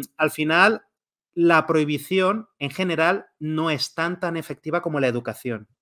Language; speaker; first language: Spanish; native; Spanish